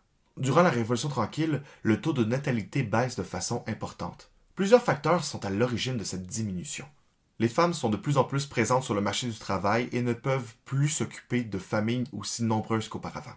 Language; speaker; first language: French; native; French